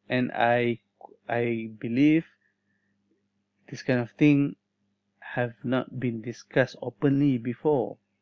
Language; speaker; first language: English; non-native, local second language; Malay